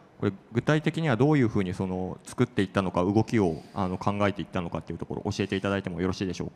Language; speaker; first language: Japanese; native; Japanese